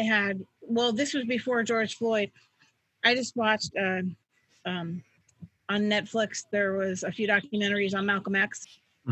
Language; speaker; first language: English; native; English